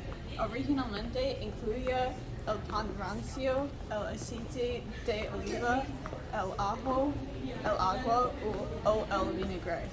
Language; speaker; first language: Spanish; non-native, learner; English